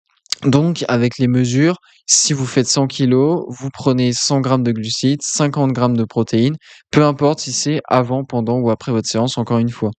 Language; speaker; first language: French; native; French